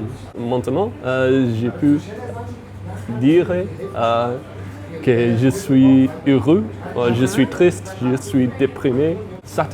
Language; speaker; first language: French; non-native, learner; English